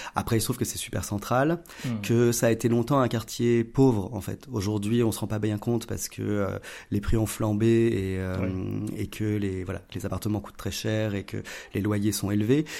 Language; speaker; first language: French; native; French